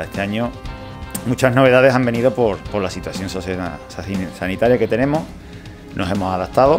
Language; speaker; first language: Spanish; native; Spanish